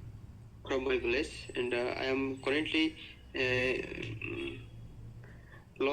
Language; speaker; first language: English; non-native, learner; Nepali